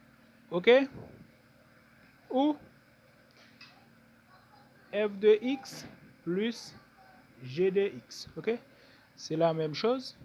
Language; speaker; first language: French; non-native, local second language; Haitian Creole